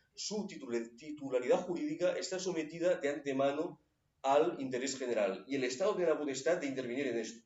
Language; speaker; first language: Spanish; non-native, local second language; Catalan